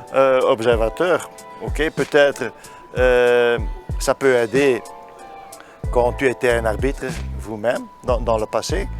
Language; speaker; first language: French; non-native, learner; Dutch